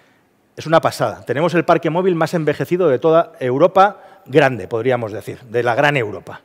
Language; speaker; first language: Spanish; native; Spanish